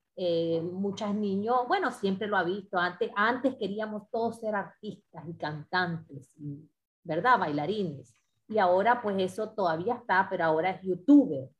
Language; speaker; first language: Spanish; native; Spanish